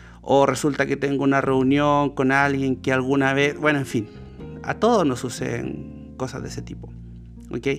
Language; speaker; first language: Spanish; native; Spanish